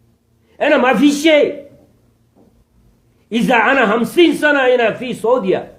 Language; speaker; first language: Arabic; non-native, learner; Rohingya